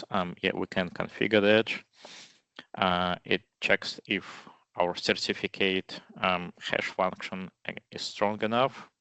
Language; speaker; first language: English; non-native, fluent; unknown